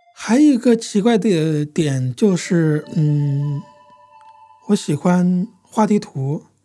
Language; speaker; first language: Chinese; native; Chinese